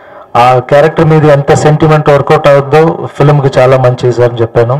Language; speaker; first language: Telugu; non-native, fluent; Tamil